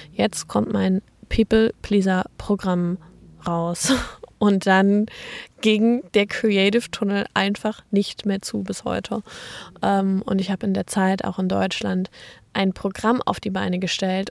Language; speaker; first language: German; native; German